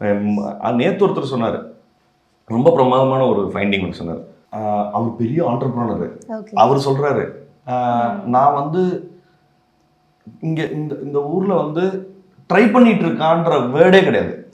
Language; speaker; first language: Tamil; native; Tamil